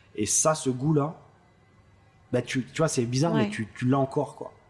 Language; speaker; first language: French; native; French